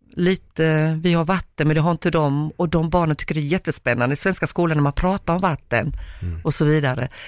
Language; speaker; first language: Swedish; early bilingual, other home language; Croatian